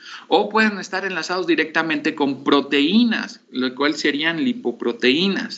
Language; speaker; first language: Spanish; native; Spanish